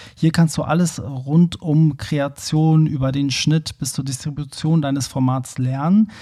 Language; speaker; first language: German; native; German